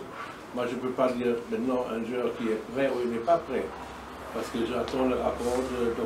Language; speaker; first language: French; non-native, learner; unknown